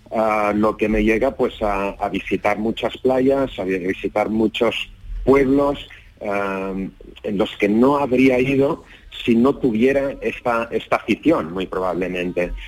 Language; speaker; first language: Spanish; native; Spanish